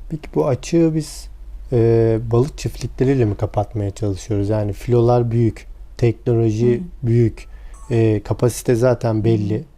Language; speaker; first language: Turkish; native; Turkish